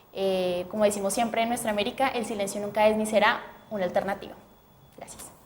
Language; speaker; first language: Spanish; native; Spanish